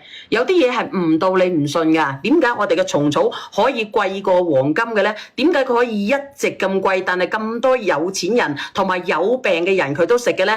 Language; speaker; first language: Cantonese; native; Cantonese